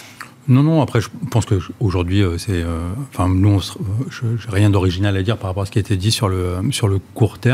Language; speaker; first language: French; native; French